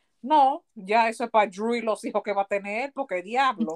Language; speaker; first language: Spanish; early bilingual, heritage; Spanish